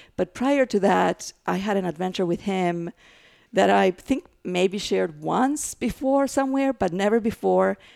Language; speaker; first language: English; non-native, fluent; Greek